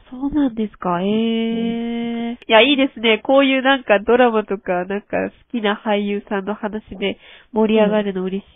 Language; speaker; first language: Japanese; native; Japanese